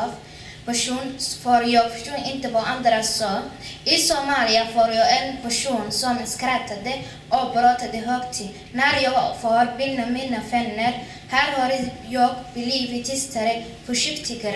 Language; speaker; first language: Swedish; non-native, learner; Somali